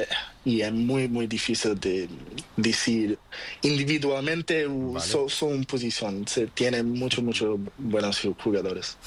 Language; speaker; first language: Spanish; non-native, learner; Portuguese